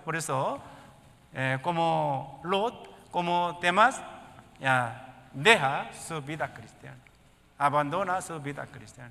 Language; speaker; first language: Spanish; non-native, learner; Korean